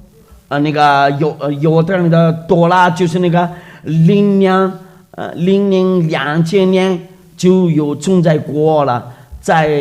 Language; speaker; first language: Chinese; non-native, fluent; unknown